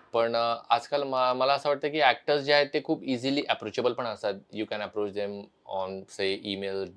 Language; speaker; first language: Marathi; native; Marathi